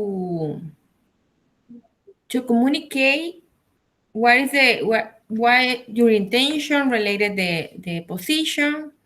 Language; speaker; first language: English; non-native, learner; Spanish